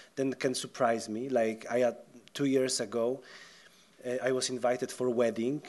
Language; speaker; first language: English; non-native, fluent; Polish